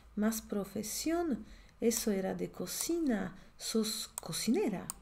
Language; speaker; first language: Spanish; non-native, fluent; Polish